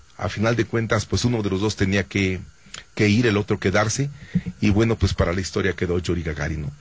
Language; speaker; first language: Spanish; native; Spanish